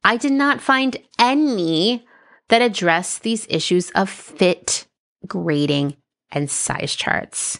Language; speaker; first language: English; native; English